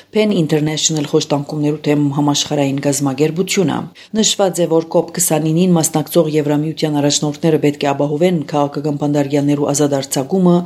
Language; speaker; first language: Armenian; native; Armenian